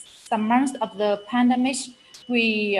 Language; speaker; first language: English; non-native, fluent; Vietnamese